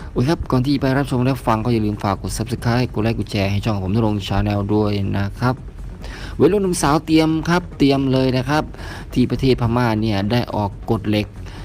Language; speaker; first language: Thai; native; Thai